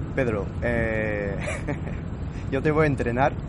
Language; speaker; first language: Spanish; non-native, fluent; French